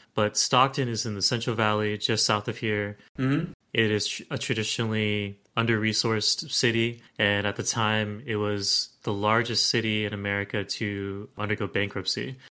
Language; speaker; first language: English; native; English